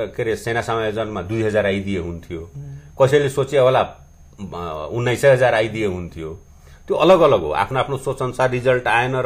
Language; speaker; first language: Nepali; non-native, local second language; Bhojpuri